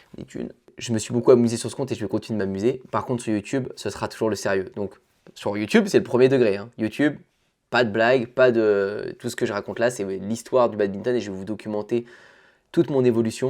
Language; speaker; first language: French; native; French